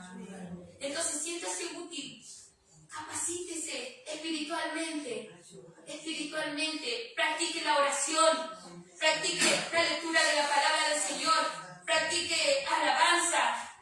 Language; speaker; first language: Spanish; native; Spanish